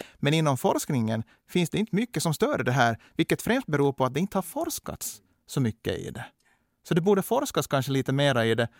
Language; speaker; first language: Swedish; native; Swedish